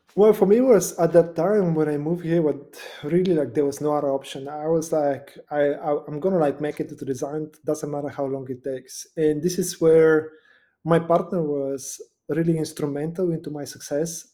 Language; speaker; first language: English; non-native, fluent; Bulgarian